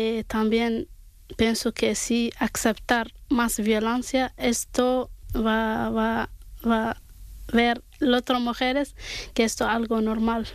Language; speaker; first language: Spanish; non-native, learner; Arabic